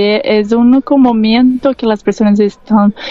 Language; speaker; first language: Spanish; non-native, learner; Portuguese